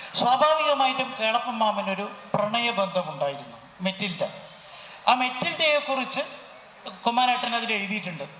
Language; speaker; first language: Malayalam; native; Malayalam